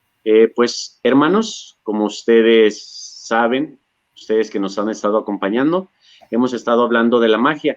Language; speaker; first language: Spanish; native; Spanish